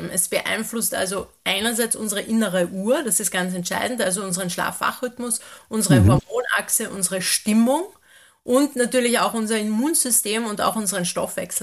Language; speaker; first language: German; native; German